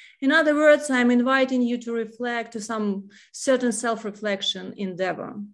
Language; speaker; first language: English; non-native, fluent; Ukrainian